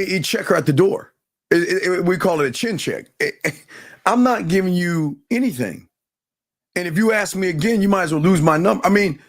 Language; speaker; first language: English; native; English